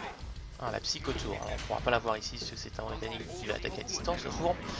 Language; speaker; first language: French; native; French